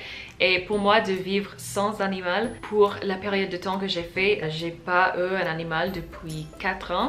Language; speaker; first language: French; non-native, fluent; English